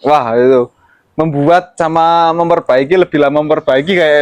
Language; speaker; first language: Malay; non-native, local second language; Javanese